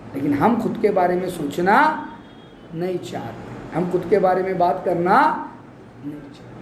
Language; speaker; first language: Hindi; non-native, local second language; Marathi